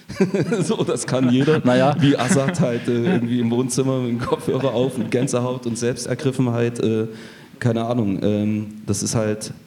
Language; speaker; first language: German; native; German